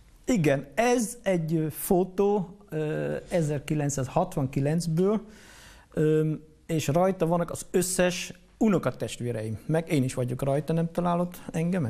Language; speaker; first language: Hungarian; non-native, fluent; Dutch